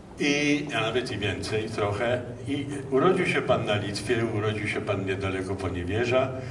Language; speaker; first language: Polish; native; Polish